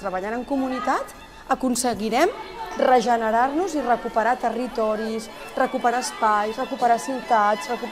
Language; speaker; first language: Catalan; native; Catalan